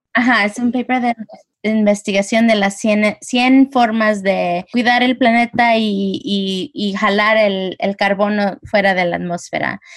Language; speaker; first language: Spanish; early bilingual, heritage; Spanish